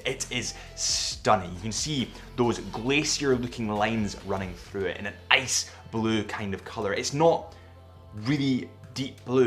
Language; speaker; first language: English; native; English